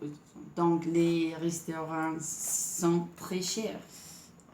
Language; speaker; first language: French; non-native, learner; Spanish